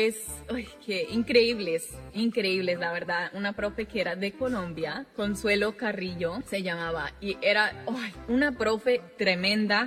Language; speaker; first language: Spanish; non-native, fluent; English